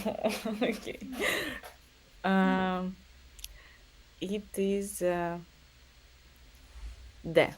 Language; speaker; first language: English; non-native, learner; Russian